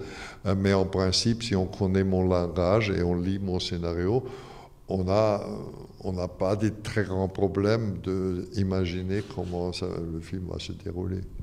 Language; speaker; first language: French; non-native, fluent; German